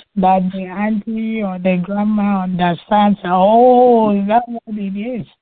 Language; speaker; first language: English; non-native, local second language; Igbo